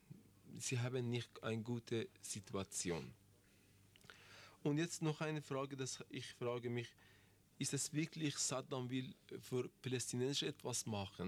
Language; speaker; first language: German; non-native, learner; Persian